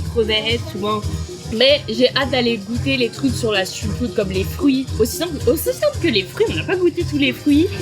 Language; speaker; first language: French; native; French